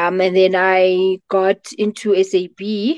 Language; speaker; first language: English; non-native, local second language; Xhosa